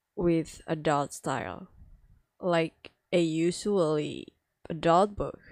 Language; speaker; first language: English; non-native, fluent; Indonesian